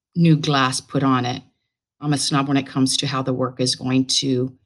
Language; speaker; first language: English; native; English